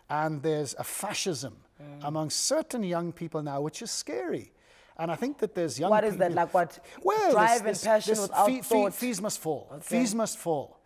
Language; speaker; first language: English; native; English